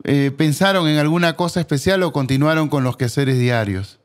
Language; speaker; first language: Spanish; native; Spanish